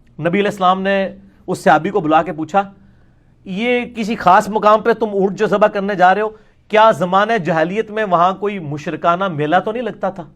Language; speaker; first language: Urdu; non-native, local second language; Punjabi